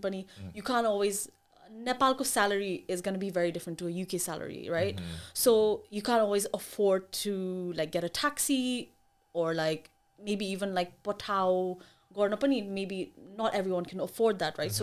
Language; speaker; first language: English; early bilingual, other home language; Nepali